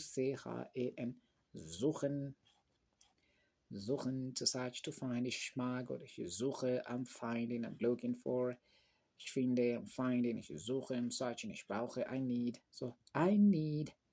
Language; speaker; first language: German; non-native, learner; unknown